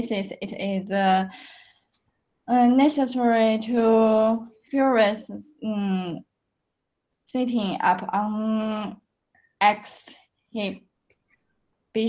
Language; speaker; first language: English; non-native, fluent; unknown